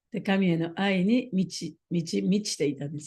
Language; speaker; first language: Japanese; native; Japanese